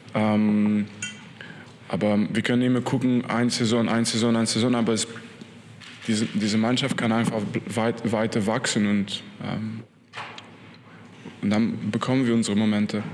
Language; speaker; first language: German; non-native, fluent; French